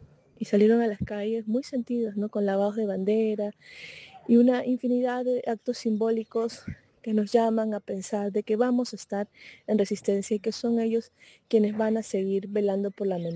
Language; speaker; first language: Spanish; native; Spanish